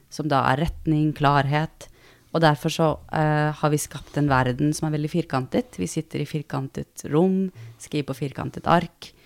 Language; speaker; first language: Norwegian; early bilingual, other home language; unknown